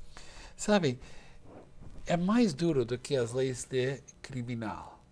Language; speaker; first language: Portuguese; non-native, fluent; English